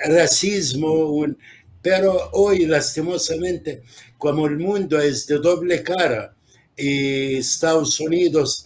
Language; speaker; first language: Spanish; non-native, fluent; Arabic